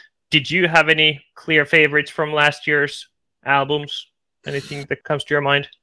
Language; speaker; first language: English; non-native, fluent; Finnish